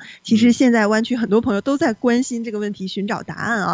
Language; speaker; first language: Chinese; native; Chinese